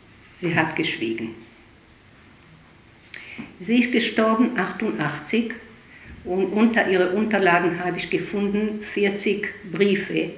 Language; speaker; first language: German; early bilingual, heritage; German